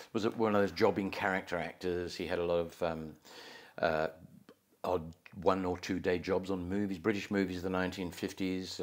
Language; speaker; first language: English; native; English